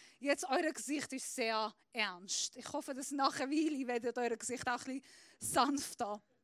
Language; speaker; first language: German; non-native, fluent; Persian